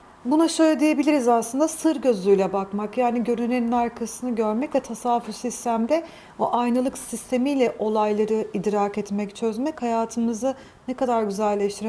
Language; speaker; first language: Turkish; native; Turkish